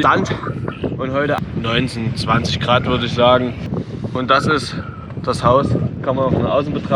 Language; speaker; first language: German; native; German